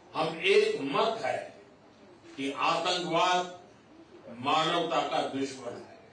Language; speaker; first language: Hindi; non-native, local second language; Gujarati